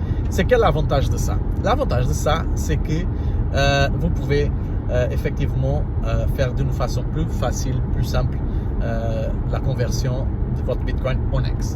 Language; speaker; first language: French; non-native, learner; Portuguese